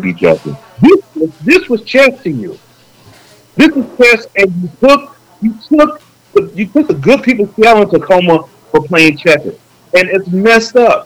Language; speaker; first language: English; native; English